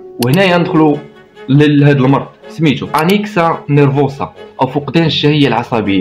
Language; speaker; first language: Arabic; native; Arabic